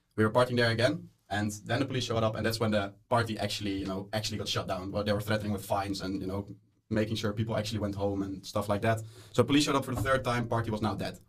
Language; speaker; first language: English; non-native, fluent; Dutch